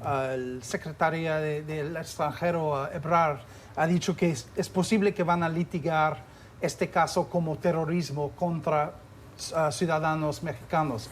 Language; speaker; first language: Spanish; non-native, fluent; English